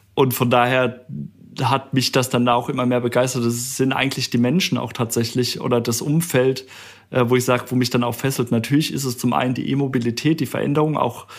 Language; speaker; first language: German; native; German